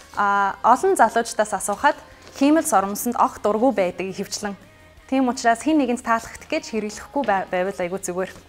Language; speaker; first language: Mongolian; non-native, fluent; English